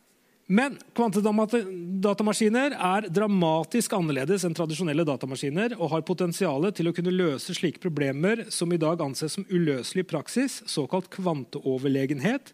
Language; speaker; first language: Norwegian; native; Norwegian